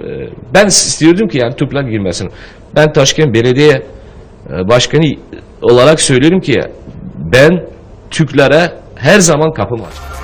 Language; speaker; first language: Turkish; non-native, learner; Uzbek